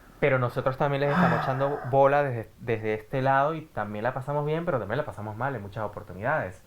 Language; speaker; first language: Spanish; native; Spanish